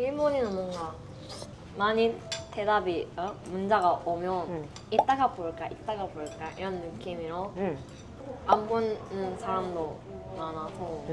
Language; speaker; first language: Korean; non-native, fluent; Japanese